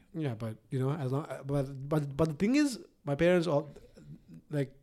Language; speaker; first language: English; non-native, local second language; Sinhala